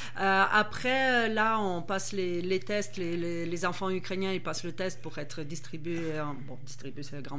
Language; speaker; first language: French; non-native, fluent; Ukrainian